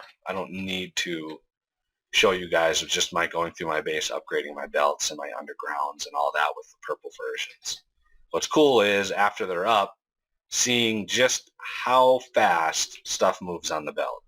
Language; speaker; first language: English; native; English